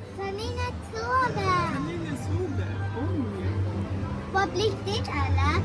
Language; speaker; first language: Swedish; early bilingual, other home language; Mongolian